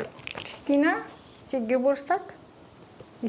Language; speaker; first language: German; non-native, learner; Polish